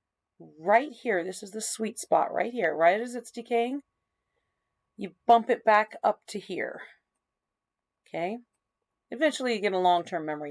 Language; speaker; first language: English; native; English